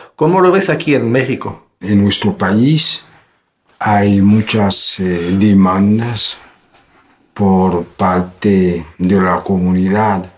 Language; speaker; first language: Spanish; non-native, fluent; French